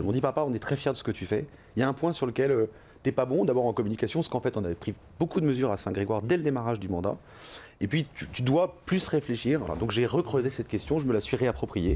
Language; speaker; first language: French; native; French